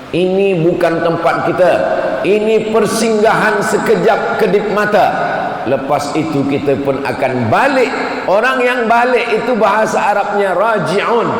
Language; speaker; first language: Malay; native; Malay